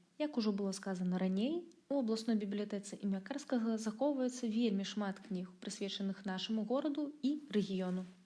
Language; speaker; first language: Belarusian; native; Belarusian